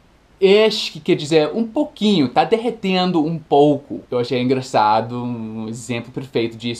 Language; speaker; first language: Portuguese; non-native, fluent; English